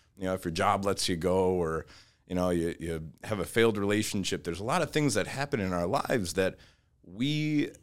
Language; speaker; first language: English; native; English